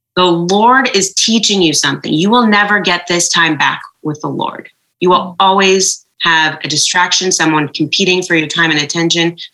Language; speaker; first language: English; native; English